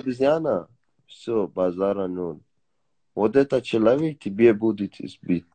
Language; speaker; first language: Russian; non-native, learner; Persian